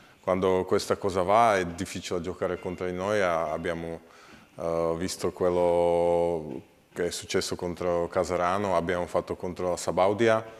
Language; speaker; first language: Italian; non-native, learner; Slovak